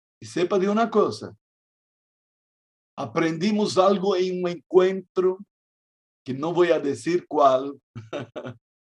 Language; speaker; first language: Spanish; non-native, fluent; Portuguese